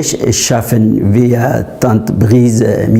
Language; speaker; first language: German; non-native, learner; Arabic